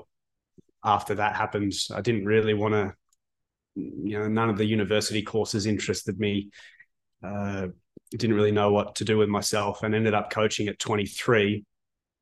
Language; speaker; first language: English; native; English